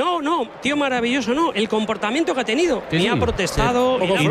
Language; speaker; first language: Spanish; native; Spanish